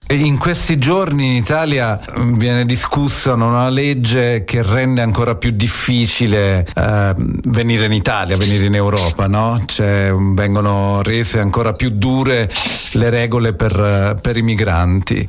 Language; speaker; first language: Italian; native; Italian